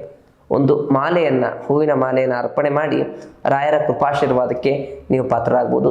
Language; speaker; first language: Kannada; native; Kannada